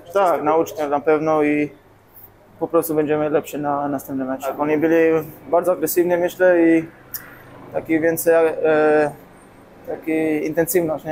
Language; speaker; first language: Polish; non-native, learner; English